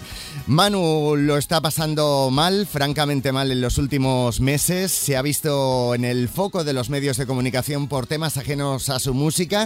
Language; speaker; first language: Spanish; native; Spanish